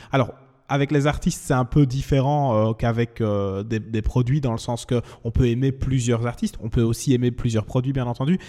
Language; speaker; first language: French; native; French